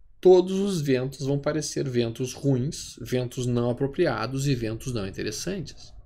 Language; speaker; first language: Portuguese; native; Portuguese